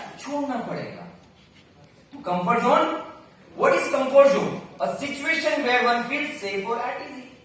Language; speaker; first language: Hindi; non-native, local second language; Marathi